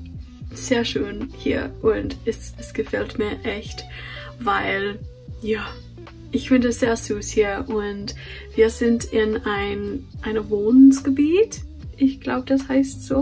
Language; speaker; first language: German; non-native, fluent; English